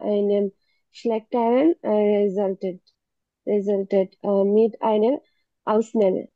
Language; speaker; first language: German; non-native, learner; Bangla